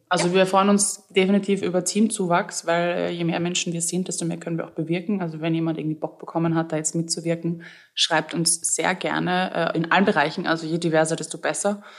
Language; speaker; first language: German; native; German